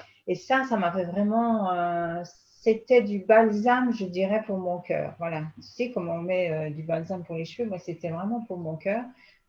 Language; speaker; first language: French; native; French